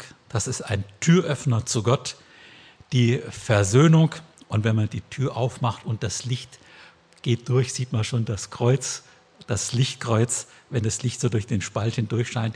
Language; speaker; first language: German; native; German